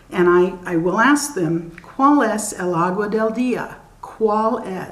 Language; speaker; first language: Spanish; non-native, learner; English